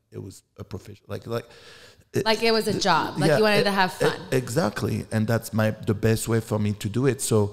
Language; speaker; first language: English; non-native, fluent; French